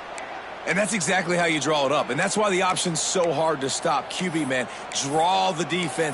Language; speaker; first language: English; native; English